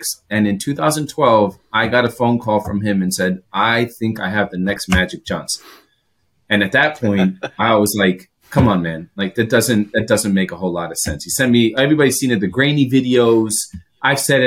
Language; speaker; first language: English; non-native, fluent; Greek